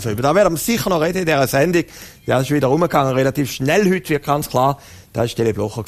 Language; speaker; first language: German; native; German